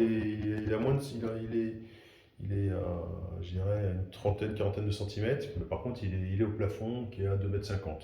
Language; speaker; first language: French; native; French